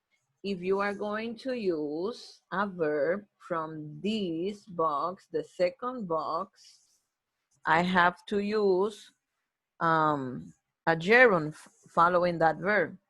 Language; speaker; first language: English; non-native, fluent; Spanish